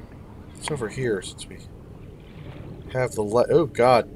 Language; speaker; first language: English; native; English